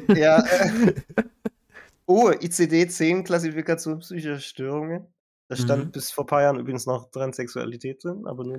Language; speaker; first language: German; native; German